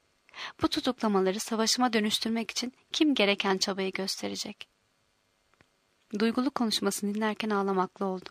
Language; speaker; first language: Turkish; native; Turkish